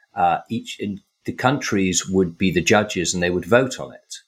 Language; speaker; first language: English; native; English